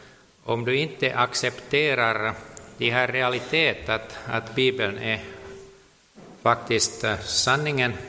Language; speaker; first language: Swedish; non-native, local second language; Finnish